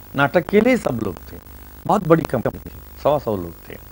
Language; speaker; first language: Hindi; non-native, local second language; Kannada